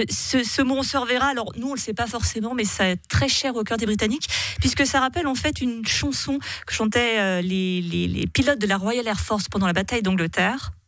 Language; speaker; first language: French; native; French